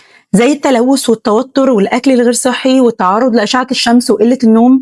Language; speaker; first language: Arabic; native; Arabic